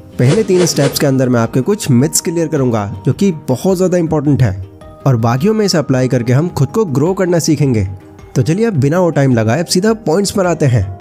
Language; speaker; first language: Hindi; native; Hindi